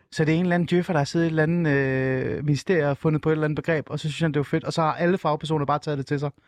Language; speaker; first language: Danish; native; Danish